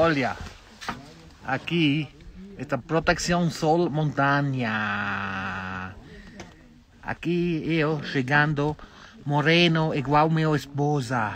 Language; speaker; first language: Portuguese; non-native, learner; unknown